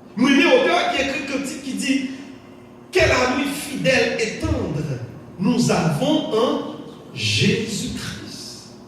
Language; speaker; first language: French; non-native, local second language; Haitian Creole